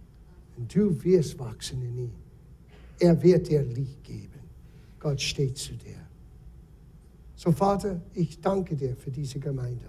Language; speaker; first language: German; non-native, fluent; English